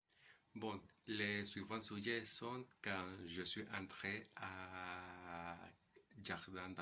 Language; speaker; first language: French; non-native, learner; Spanish